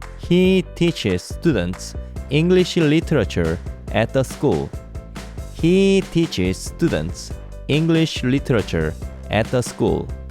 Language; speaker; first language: English; non-native, fluent; Korean